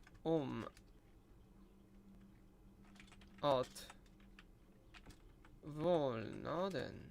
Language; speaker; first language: Swedish; non-native, learner; Russian